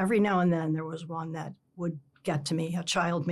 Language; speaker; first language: English; native; English